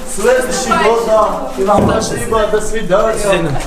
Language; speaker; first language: Russian; non-native, learner; Tajik